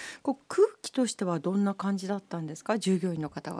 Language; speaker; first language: Japanese; native; Japanese